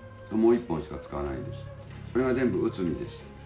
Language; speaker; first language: Japanese; native; Japanese